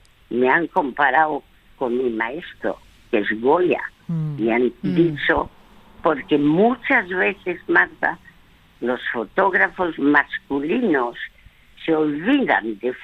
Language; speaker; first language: Spanish; early bilingual, other home language; French